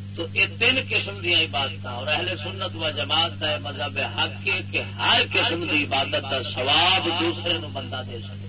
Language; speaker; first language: Urdu; non-native, local second language; Punjabi